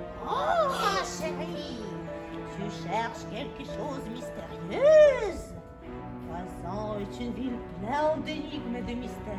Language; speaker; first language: French; non-native, learner; Russian